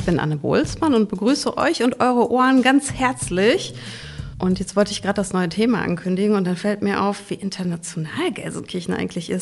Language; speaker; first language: German; native; German